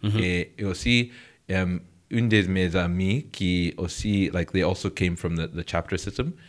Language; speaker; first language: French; non-native, learner; English